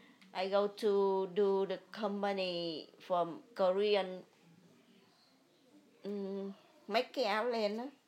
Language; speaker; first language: English; early bilingual, other home language; Vietnamese